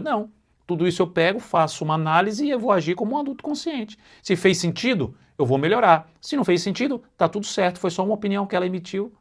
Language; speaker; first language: Portuguese; native; Portuguese